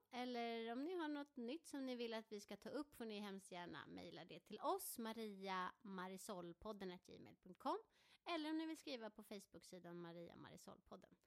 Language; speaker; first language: Swedish; native; Swedish